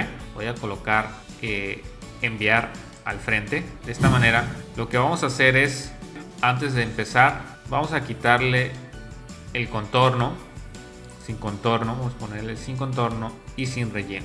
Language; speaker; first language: Spanish; native; Spanish